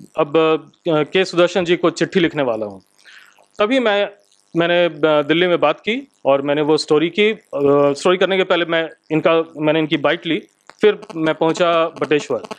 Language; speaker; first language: Hindi; native; Hindi